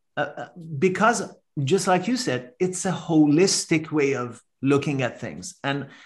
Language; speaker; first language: English; non-native, fluent; Persian